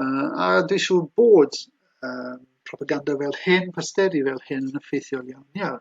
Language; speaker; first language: Welsh; native; Welsh